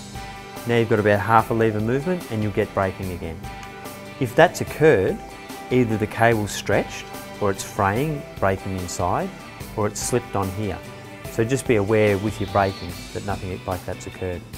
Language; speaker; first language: English; native; English